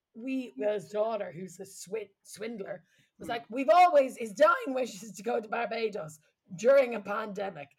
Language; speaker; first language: English; native; English